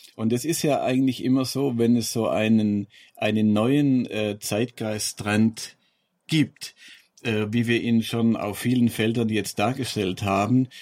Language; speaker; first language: German; native; German